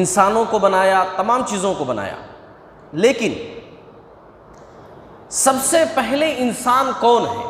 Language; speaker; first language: Urdu; native; Urdu